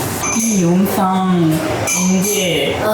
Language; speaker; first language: Korean; non-native, learner; Japanese